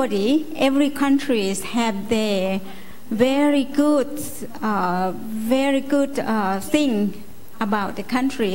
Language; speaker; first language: English; non-native, learner; Lao